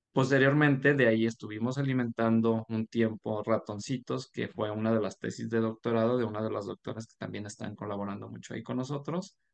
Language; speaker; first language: Spanish; native; Spanish